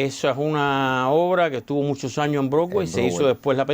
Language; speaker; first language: Spanish; native; Spanish